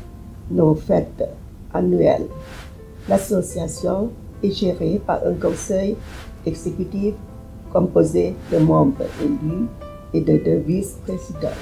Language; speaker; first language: French; non-native, fluent; Thai